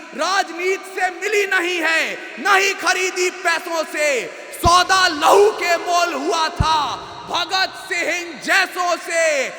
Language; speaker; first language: Hindi; native; Hindi